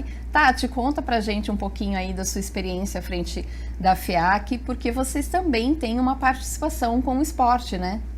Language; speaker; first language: Portuguese; native; Portuguese